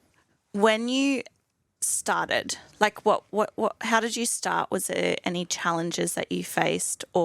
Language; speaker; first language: English; native; English